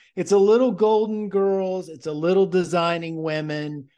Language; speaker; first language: English; native; English